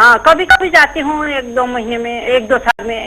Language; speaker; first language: Hindi; non-native, local second language; Odia